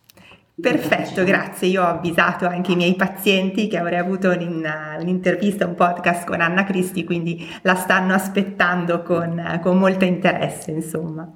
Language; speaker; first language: Italian; native; Italian